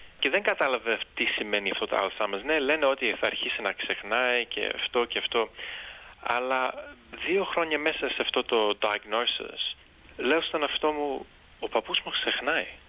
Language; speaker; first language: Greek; early bilingual, heritage; Greek